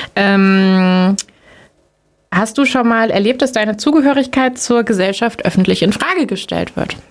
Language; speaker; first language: German; native; German